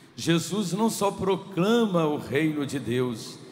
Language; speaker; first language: Portuguese; native; Portuguese